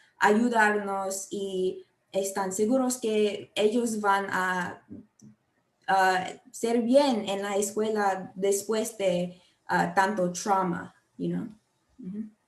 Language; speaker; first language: Spanish; non-native, learner; English